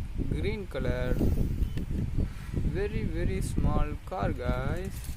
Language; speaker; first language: English; non-native, learner; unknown